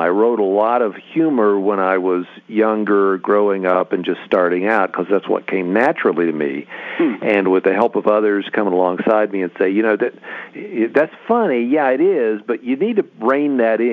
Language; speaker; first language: English; native; English